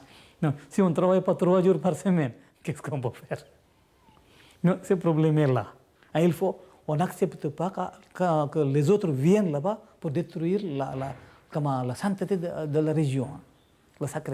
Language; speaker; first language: French; non-native, local second language; Malagasy